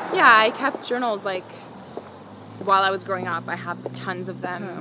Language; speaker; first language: English; early bilingual, other home language; Spanish